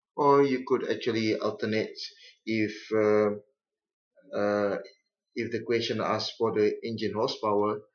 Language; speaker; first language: English; non-native, local second language; Malay